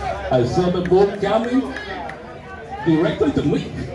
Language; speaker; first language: English; non-native, learner; Spanish